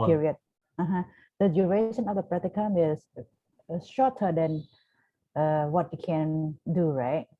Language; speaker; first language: English; non-native, fluent; Khmer